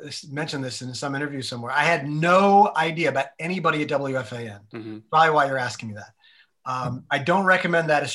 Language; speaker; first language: English; native; English